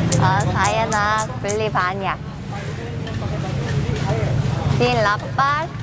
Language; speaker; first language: Indonesian; non-native, learner; Korean